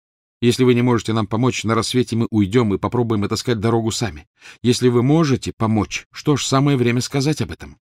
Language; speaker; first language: Russian; native; Russian